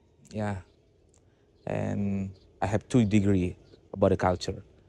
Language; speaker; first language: English; non-native, learner; Balinese